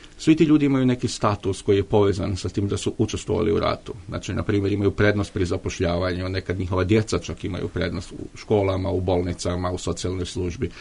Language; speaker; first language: Serbian; native; Serbian